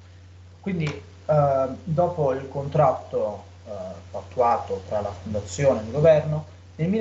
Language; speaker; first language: Italian; native; Italian